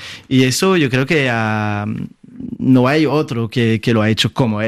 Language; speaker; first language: Spanish; non-native, fluent; French